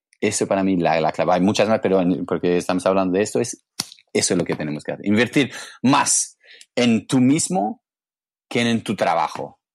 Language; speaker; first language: Spanish; non-native, fluent; English